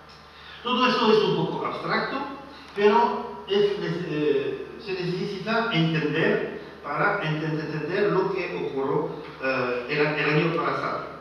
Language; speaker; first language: Spanish; non-native, fluent; French